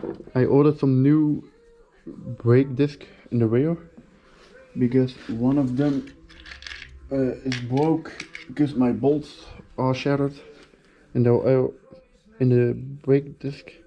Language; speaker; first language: English; non-native, fluent; Dutch